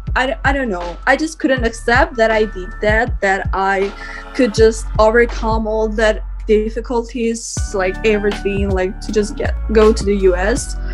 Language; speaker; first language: English; non-native, fluent; Armenian